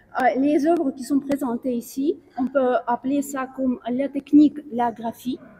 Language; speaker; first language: French; non-native, fluent; Russian